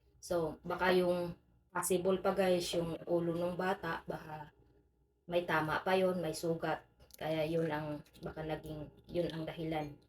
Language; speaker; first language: Filipino; non-native, local second language; Cebuano